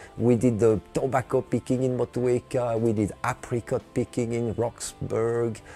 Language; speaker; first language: English; non-native, fluent; French